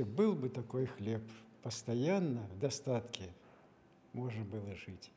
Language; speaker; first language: Russian; native; Russian